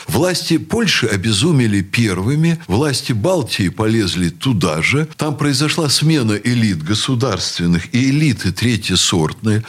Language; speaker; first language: Russian; native; Russian